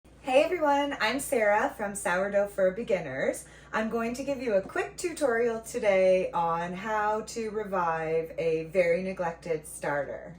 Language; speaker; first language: English; native; English